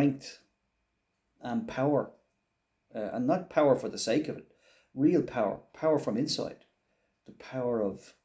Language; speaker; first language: English; native; English